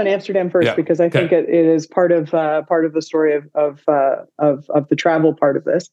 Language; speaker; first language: English; native; English